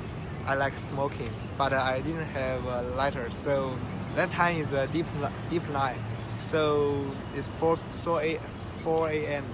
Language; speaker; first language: English; non-native, learner; Chinese